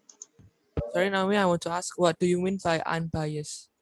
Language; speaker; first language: English; non-native, learner; Indonesian